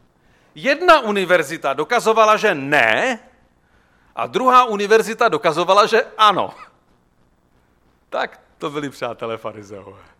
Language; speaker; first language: Czech; native; Czech